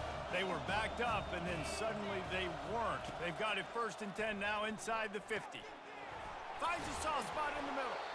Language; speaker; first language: English; native; English